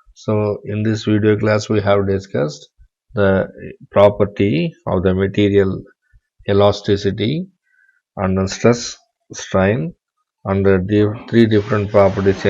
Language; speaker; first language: English; non-native, local second language; Tamil